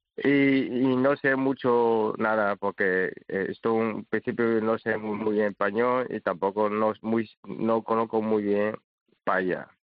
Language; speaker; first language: Spanish; non-native, learner; Chinese